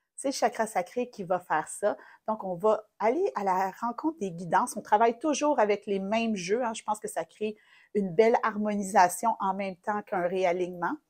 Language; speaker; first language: French; native; French